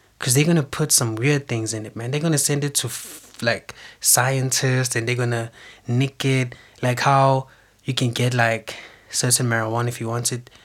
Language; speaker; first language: English; non-native, local second language; Zulu